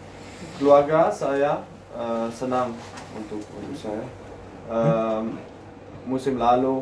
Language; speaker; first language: Indonesian; non-native, learner; Dutch